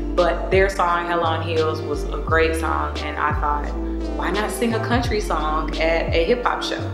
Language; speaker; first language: English; native; English